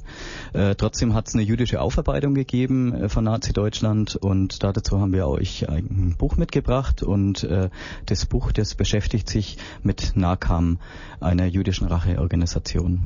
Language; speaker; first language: German; native; German